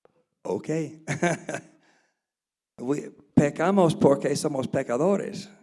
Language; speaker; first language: Spanish; non-native, learner; English